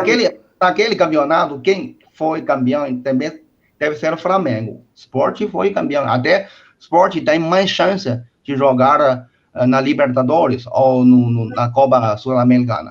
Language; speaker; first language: Portuguese; non-native, fluent; Chinese